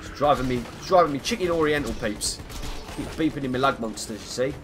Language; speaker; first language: English; native; English